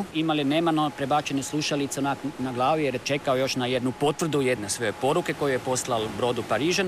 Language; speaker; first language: Serbian; native; Serbian